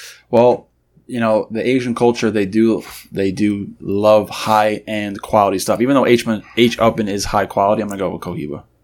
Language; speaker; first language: English; native; English